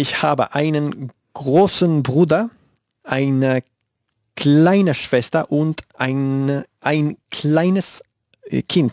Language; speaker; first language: German; non-native, learner; Spanish